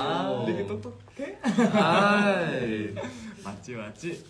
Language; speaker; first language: Korean; native; Korean